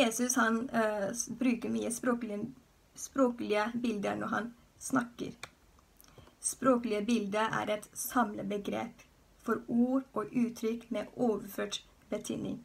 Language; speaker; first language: Norwegian; non-native, fluent; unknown